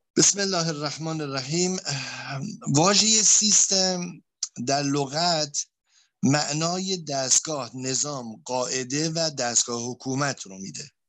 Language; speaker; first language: Persian; native; Persian